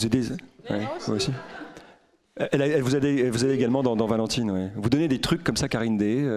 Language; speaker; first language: French; native; French